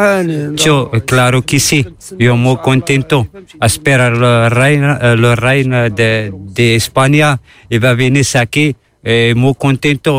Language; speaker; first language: Spanish; non-native, learner; Arabic